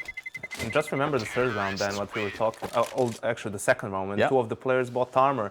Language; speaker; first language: English; non-native, fluent; Danish